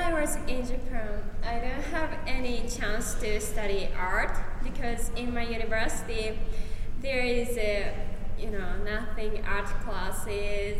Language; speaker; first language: English; non-native, learner; Japanese